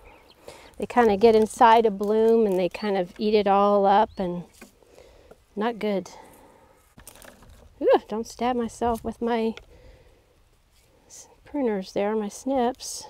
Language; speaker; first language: English; native; English